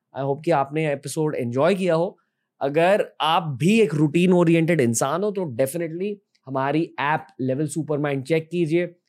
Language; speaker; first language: Hindi; native; Hindi